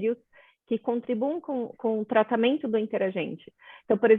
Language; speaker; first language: Portuguese; native; Portuguese